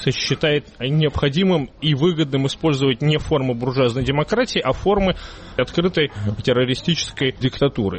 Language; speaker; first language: Russian; native; Russian